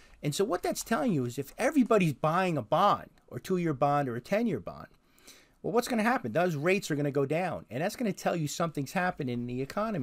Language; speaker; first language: English; native; English